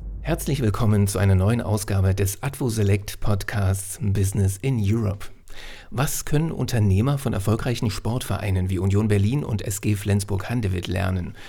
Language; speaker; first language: German; native; German